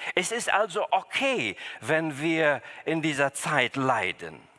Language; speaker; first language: German; early bilingual, other home language; Russian